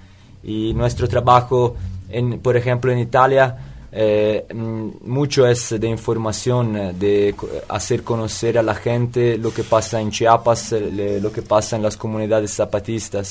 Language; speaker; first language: Spanish; non-native, fluent; Italian